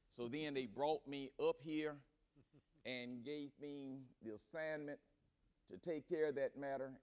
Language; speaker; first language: English; native; English